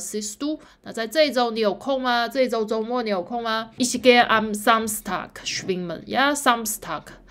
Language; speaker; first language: German; non-native, fluent; Chinese